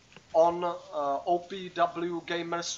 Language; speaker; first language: English; non-native, learner; Czech